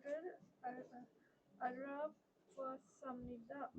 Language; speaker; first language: Korean; non-native, learner; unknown